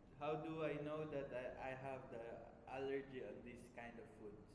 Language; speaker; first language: English; non-native, fluent; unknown